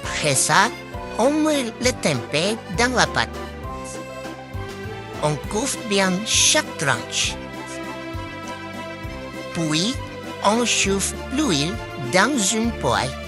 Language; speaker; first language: French; non-native, learner; Indonesian